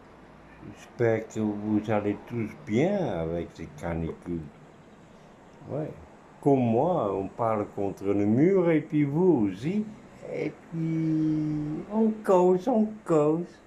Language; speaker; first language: French; non-native, fluent; Dutch